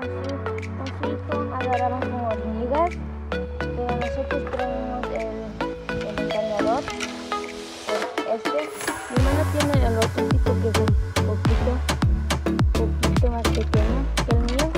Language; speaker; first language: Spanish; early bilingual, heritage; Spanish